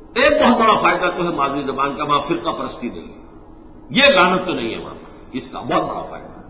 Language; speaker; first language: Urdu; native; Urdu